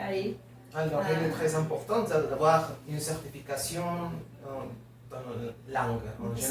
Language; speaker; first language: French; non-native, learner; Spanish